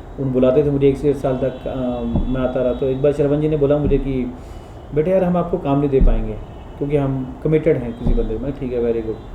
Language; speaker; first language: Hindi; non-native, local second language; Punjabi